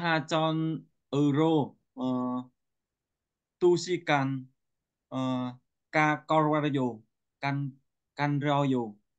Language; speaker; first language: Korean; non-native, learner; Vietnamese